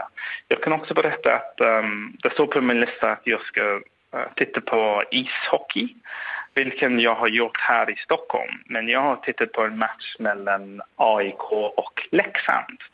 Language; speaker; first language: Swedish; non-native, fluent; English